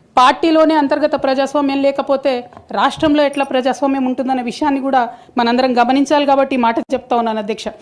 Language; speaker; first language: Telugu; native; Telugu